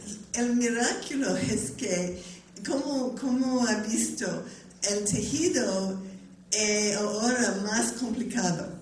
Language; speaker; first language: Spanish; non-native, learner; English